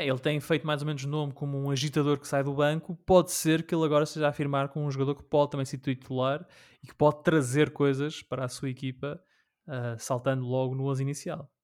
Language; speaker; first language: Portuguese; native; Portuguese